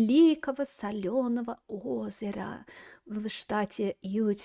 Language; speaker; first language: Russian; non-native, fluent; English